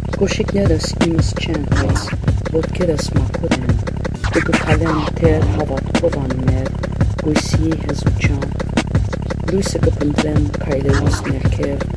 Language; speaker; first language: Armenian; early bilingual, heritage; Armenian